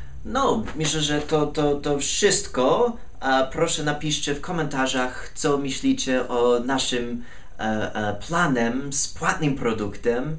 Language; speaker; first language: Polish; non-native, fluent; English